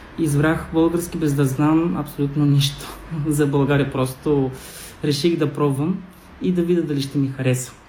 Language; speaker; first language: Bulgarian; non-native, fluent; Spanish